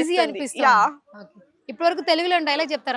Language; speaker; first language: Telugu; native; Telugu